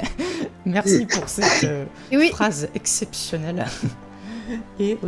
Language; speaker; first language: French; native; French